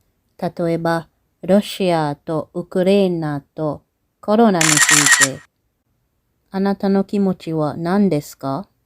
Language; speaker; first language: Japanese; non-native, learner; English